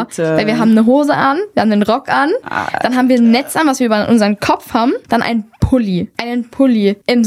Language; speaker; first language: German; native; German